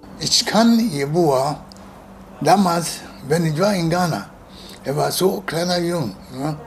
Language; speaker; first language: German; non-native, learner; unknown